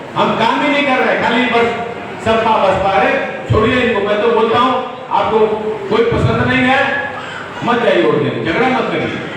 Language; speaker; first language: Hindi; native; Hindi